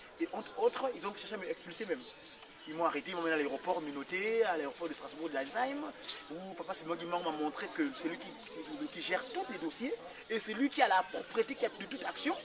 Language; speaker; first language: French; non-native, local second language; Kongo